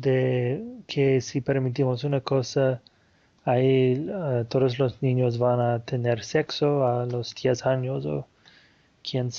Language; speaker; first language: Spanish; non-native, fluent; Portuguese